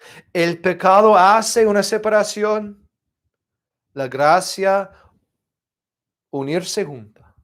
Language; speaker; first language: Spanish; non-native, fluent; English